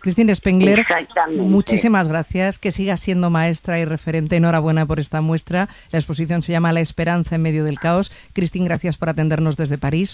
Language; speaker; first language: Spanish; native; Spanish